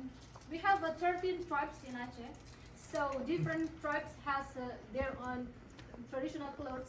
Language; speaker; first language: English; non-native, local second language; Indonesian